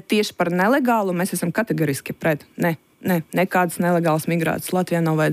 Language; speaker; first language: Latvian; non-native, local second language; Russian